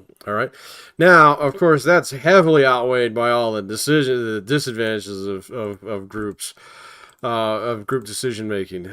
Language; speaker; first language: English; native; English